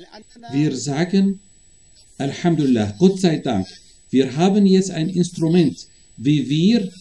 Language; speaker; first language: German; non-native, fluent; Arabic